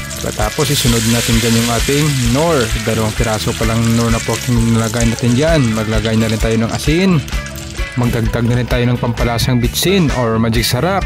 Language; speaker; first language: Filipino; non-native, local second language; Hiligaynon